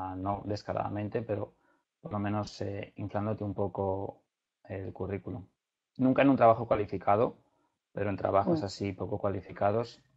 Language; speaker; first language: Spanish; native; Spanish